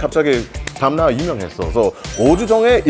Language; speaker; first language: Korean; non-native, learner; English